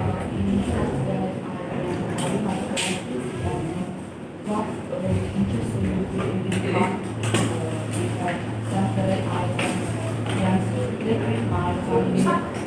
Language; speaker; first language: English; non-native, learner; Vietnamese